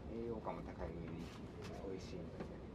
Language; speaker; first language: Japanese; native; Japanese